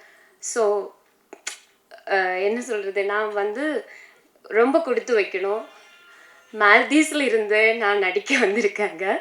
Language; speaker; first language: Tamil; non-native, fluent; Divehi